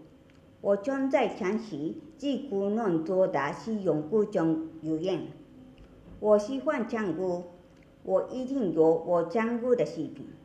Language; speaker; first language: Chinese; non-native, learner; Japanese